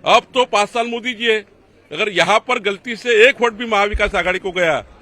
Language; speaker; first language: Hindi; non-native, local second language; Marathi